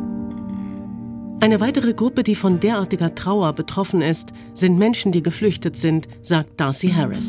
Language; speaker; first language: German; native; German